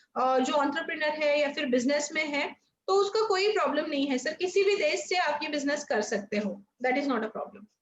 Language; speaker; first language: Hindi; non-native, local second language; Marathi